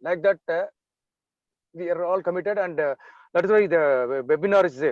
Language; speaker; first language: English; non-native, local second language; Tamil